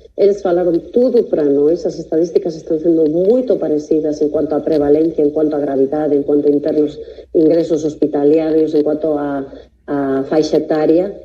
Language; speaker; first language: Portuguese; non-native, fluent; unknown